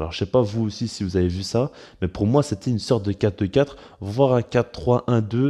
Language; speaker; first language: French; native; French